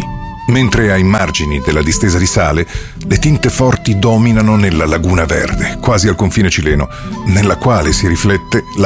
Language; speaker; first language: Italian; native; Italian